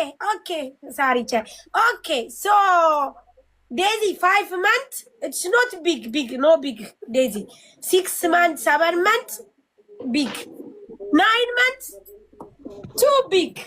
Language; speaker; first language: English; non-native, learner; Amharic